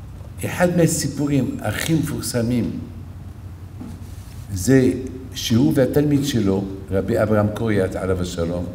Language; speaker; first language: Hebrew; non-native, fluent; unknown